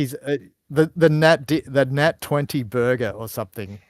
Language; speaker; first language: English; native; English